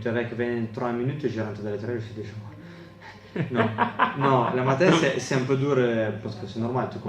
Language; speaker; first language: French; non-native, fluent; Italian